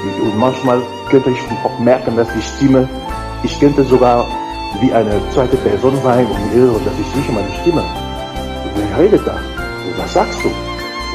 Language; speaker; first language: German; non-native, learner; French